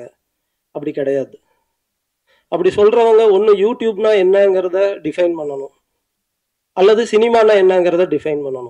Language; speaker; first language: Tamil; native; Tamil